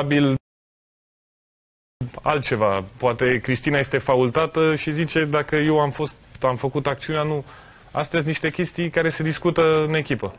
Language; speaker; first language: Romanian; native; Romanian